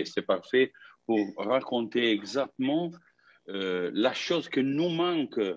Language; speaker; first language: French; non-native, fluent; Italian